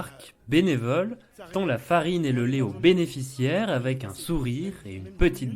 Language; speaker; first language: French; native; French